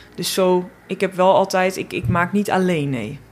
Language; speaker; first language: Dutch; native; Dutch